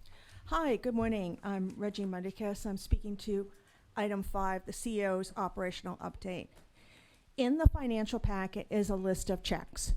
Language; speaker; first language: English; native; English